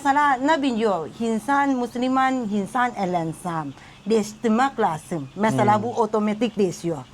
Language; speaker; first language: Turkish; non-native, learner; Thai